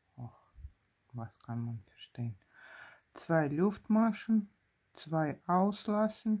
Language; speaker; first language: German; non-native, fluent; Russian